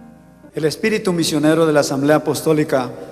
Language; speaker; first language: Spanish; native; Spanish